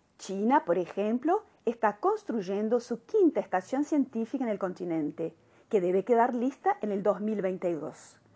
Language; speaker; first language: Spanish; non-native, fluent; Portuguese